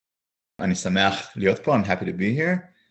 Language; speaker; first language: Hebrew; non-native, fluent; English